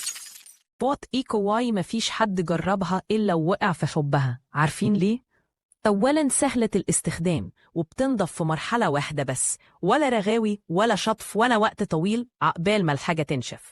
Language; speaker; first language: Arabic; native; Arabic